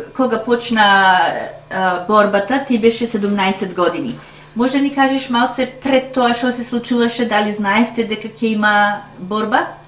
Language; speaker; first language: Macedonian; early bilingual, heritage; Macedonian